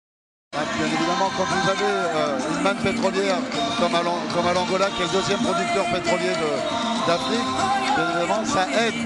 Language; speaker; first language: French; native; French